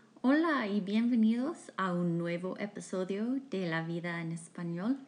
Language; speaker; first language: Spanish; non-native, fluent; English